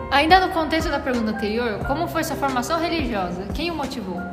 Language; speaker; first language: Portuguese; native; Portuguese